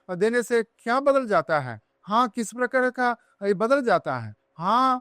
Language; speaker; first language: Hindi; non-native, local second language; Telugu